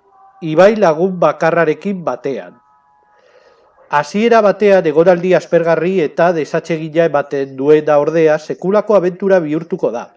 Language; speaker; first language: Basque; non-native, local second language; Spanish